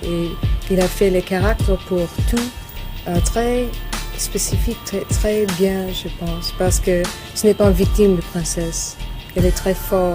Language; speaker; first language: French; non-native, learner; English